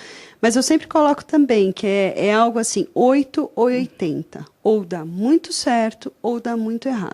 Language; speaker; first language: Portuguese; native; Portuguese